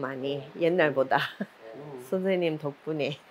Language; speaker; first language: Korean; non-native, fluent; English